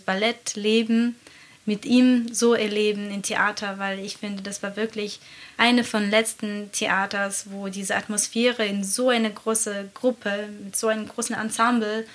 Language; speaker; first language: German; non-native, fluent; Latvian